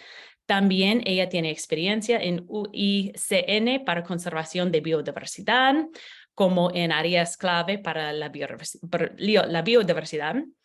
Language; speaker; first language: Spanish; non-native, learner; English